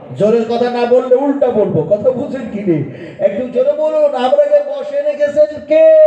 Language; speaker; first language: Bangla; non-native, local second language; Urdu